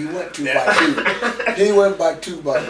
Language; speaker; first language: English; native; English